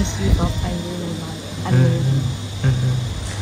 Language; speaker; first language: English; non-native, learner; Thai